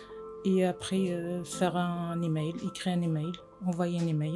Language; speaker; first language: French; non-native, learner; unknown